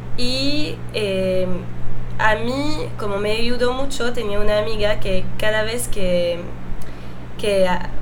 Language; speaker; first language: Spanish; non-native, fluent; French